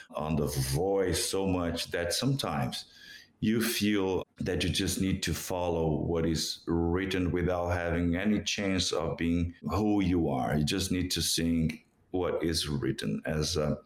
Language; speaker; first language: English; non-native, fluent; Portuguese